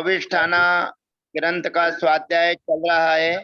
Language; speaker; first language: Hindi; native; Hindi